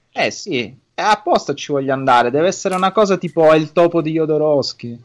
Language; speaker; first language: Italian; native; Italian